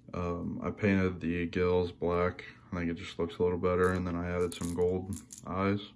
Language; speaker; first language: English; native; English